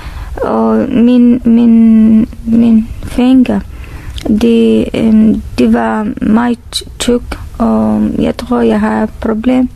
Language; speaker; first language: Danish; non-native, learner; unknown